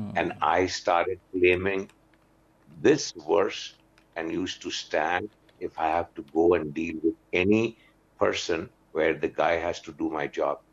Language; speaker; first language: English; non-native, local second language; Urdu